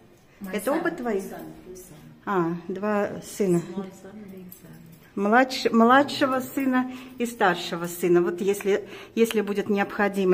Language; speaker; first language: Russian; native; Russian